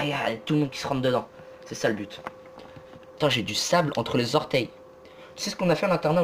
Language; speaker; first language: French; native; French